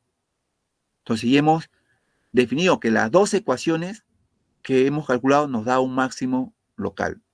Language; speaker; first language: Spanish; native; Spanish